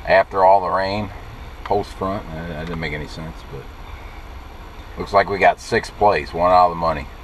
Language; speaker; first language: English; native; English